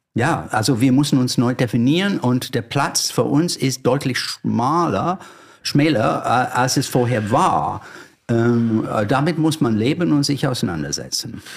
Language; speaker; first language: German; non-native, fluent; English